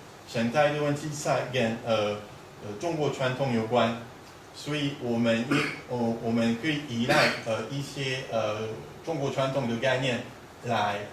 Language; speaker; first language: Chinese; non-native, fluent; French